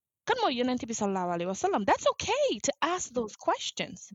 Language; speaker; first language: English; non-native, fluent; Wolof